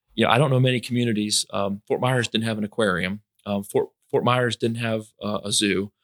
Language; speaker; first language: English; native; English